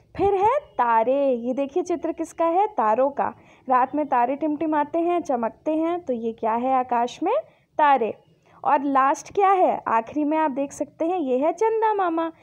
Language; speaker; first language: Hindi; native; Hindi